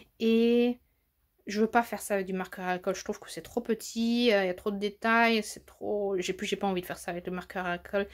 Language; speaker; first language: French; native; French